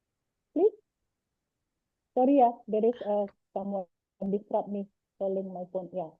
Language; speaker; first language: English; non-native, learner; Indonesian